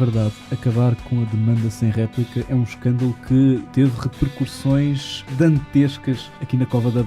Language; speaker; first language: Portuguese; native; Portuguese